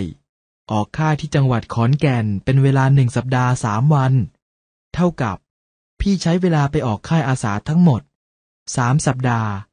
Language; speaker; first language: Thai; native; Thai